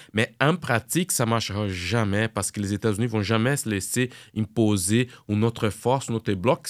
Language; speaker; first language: French; non-native, fluent; Portuguese